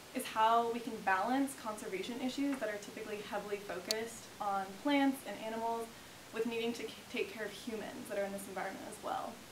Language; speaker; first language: English; native; English